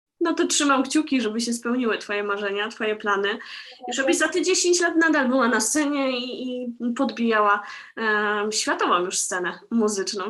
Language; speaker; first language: Polish; native; Polish